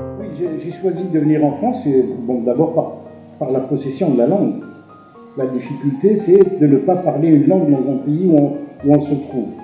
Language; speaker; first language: French; non-native, local second language; Arabic